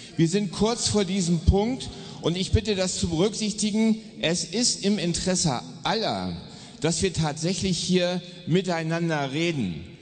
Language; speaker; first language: German; native; German